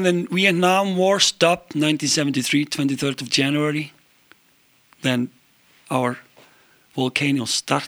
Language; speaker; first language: English; non-native, fluent; Icelandic